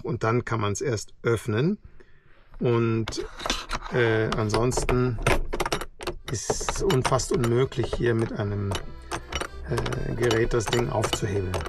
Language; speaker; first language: German; native; German